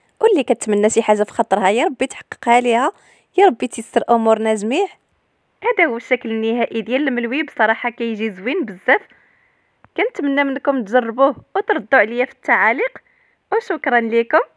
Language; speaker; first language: Arabic; native; Arabic